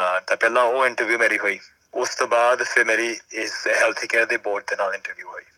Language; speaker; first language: Punjabi; early bilingual, heritage; Punjabi